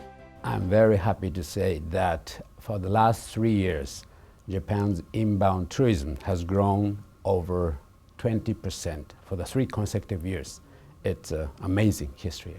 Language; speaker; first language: English; non-native, fluent; Japanese